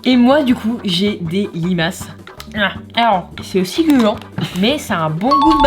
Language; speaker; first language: French; native; French